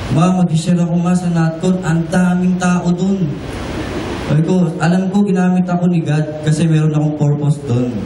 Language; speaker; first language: Filipino; native; Filipino